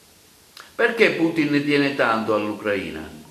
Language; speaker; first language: Italian; native; Italian